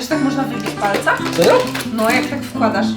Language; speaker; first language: Polish; native; Polish